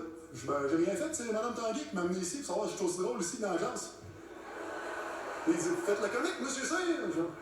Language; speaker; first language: French; native; French